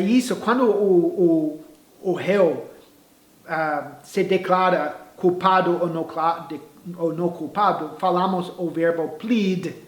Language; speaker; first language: Portuguese; non-native, fluent; English